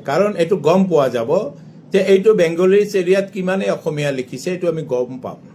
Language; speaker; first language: Assamese; non-native, local second language; Bangla